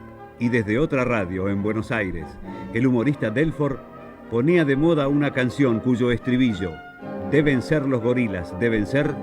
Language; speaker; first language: Spanish; native; Spanish